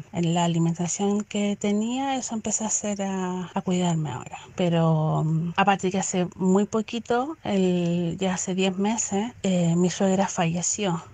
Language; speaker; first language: Spanish; native; Spanish